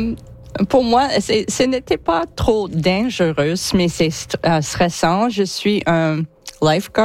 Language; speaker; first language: French; non-native, learner; English